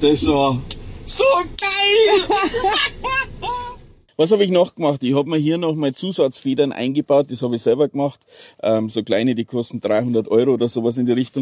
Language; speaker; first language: German; native; German